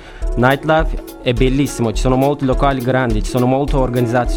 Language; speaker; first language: Italian; non-native, learner; Turkish